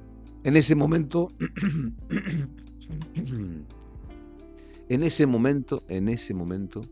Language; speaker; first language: Spanish; native; Spanish